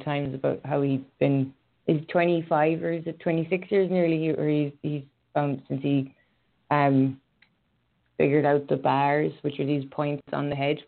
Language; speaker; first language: English; native; English